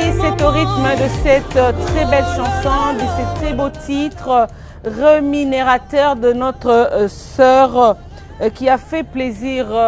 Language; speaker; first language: French; non-native, local second language; Lingala